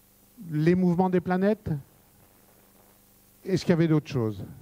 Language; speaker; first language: French; native; French